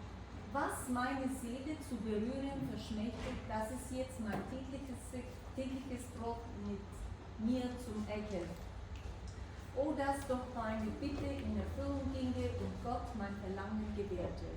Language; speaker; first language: German; non-native, fluent; Bulgarian